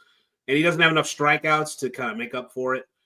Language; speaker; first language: English; native; English